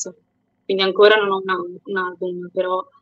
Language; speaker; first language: Italian; native; Italian